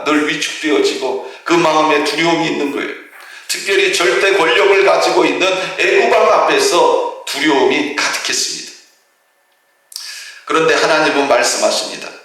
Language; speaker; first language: Korean; native; Korean